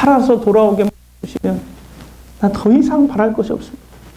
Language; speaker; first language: Korean; native; Korean